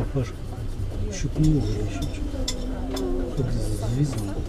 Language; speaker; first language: Russian; native; Russian